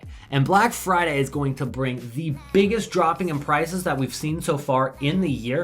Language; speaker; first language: English; native; English